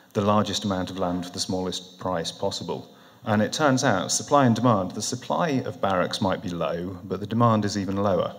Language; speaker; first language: English; native; English